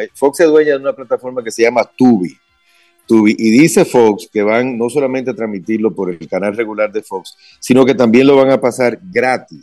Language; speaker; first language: Spanish; native; Spanish